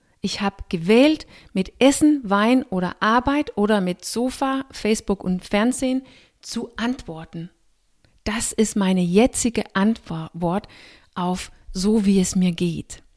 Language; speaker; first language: German; non-native, fluent; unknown